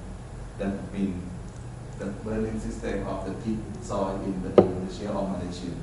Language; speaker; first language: English; non-native, learner; Thai